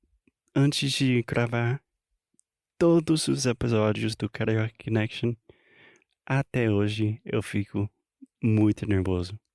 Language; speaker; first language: Portuguese; non-native, fluent; English